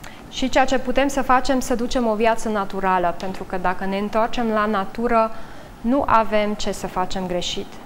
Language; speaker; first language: Romanian; native; Romanian